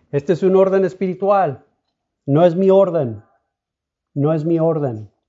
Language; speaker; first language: Spanish; early bilingual, heritage; Spanish